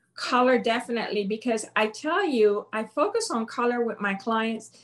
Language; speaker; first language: English; non-native, fluent; Spanish